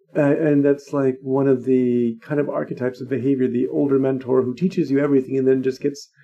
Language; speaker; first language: English; native; English